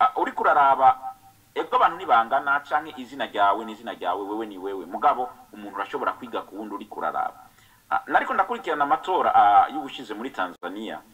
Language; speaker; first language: Rundi; early bilingual, heritage; Rundi